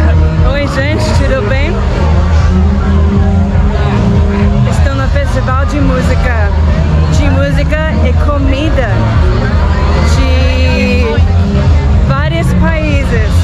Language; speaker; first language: Portuguese; non-native, fluent; English